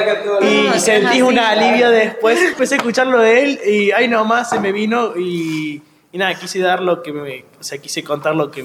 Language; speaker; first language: Spanish; native; Spanish